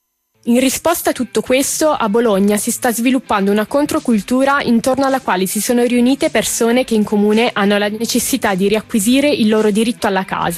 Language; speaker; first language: Italian; native; Italian